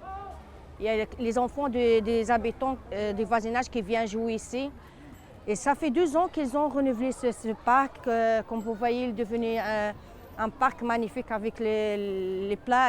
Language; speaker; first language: French; non-native, fluent; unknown